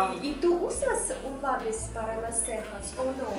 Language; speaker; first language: Spanish; non-native, fluent; Russian